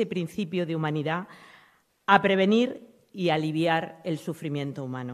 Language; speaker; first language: Spanish; native; Spanish